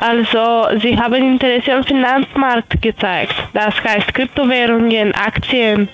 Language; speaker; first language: German; non-native, learner; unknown